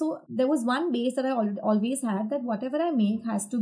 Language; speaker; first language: English; non-native, local second language; Gujarati